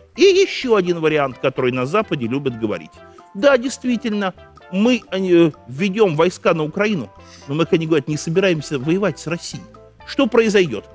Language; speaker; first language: Russian; native; Russian